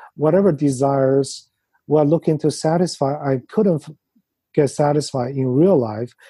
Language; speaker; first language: English; non-native, fluent; Chinese